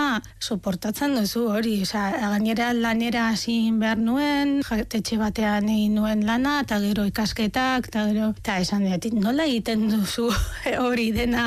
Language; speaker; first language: Basque; non-native, fluent; Arabic